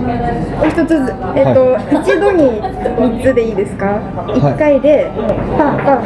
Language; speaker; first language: Japanese; native; Japanese